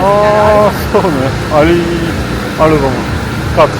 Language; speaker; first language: Japanese; non-native, fluent; French